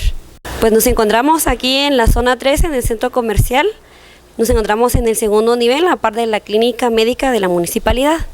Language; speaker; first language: Spanish; native; Spanish